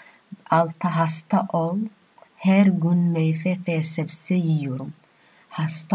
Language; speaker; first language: Turkish; non-native, fluent; Somali